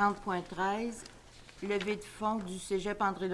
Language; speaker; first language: French; native; French